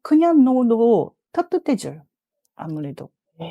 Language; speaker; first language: Korean; non-native, fluent; Japanese